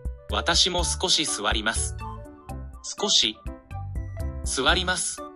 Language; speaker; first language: Japanese; non-native, learner; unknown